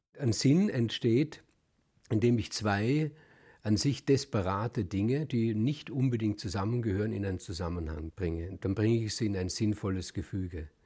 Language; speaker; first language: German; native; German